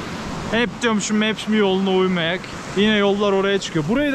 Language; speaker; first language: Turkish; native; Turkish